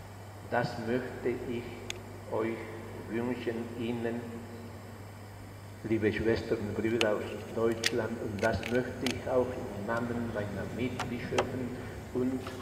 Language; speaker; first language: German; non-native, fluent; Spanish